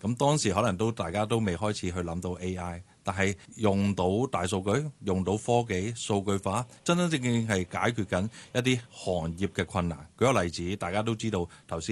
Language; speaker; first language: Cantonese; native; Cantonese